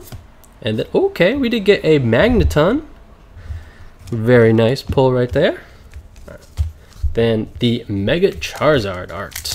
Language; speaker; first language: English; native; English